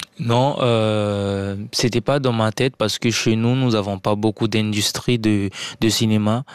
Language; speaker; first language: French; non-native, local second language; Sango